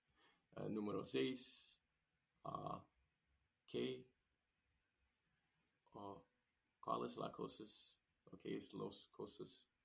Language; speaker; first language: Spanish; non-native, learner; English